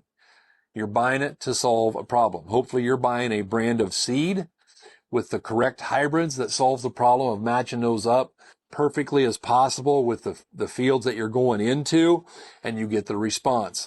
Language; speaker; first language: English; native; English